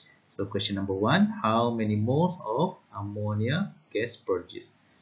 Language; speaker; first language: English; non-native, local second language; Malay